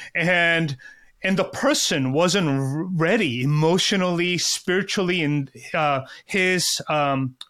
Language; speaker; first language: English; early bilingual, other home language; Korean